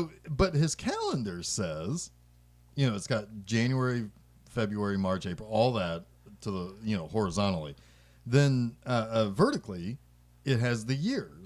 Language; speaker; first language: English; native; English